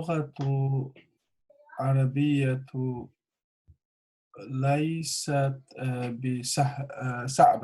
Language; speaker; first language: Arabic; non-native, learner; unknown